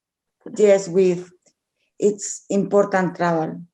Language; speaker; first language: English; non-native, learner; Spanish